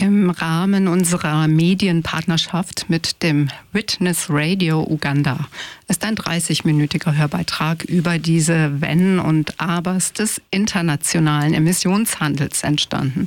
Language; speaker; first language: German; native; German